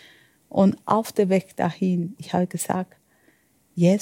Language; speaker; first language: German; non-native, fluent; Spanish